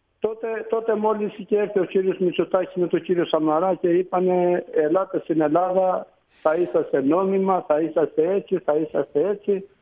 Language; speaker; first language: Greek; non-native, fluent; Albanian